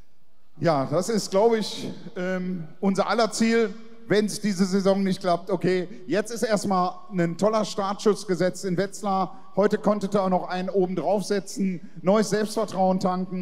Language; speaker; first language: German; native; German